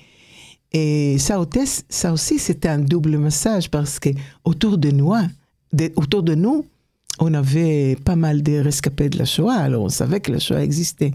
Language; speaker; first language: French; non-native, fluent; Hebrew